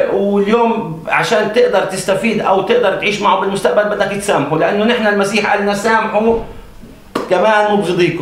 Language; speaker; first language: Arabic; native; Arabic